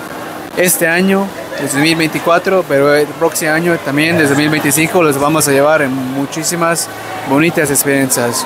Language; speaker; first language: Spanish; early bilingual, other home language; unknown